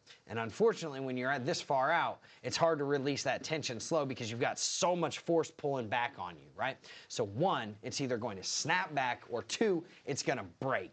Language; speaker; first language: English; native; English